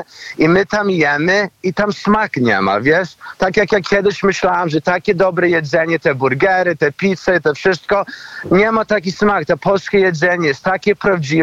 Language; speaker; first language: Polish; early bilingual, heritage; Polish